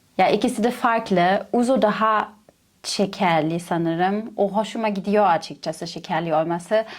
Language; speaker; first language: Turkish; non-native, fluent; German